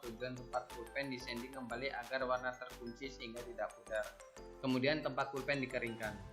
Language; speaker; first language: Indonesian; native; Indonesian